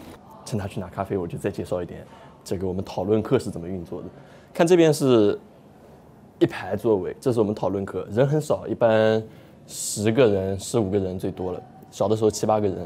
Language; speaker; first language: Chinese; native; Chinese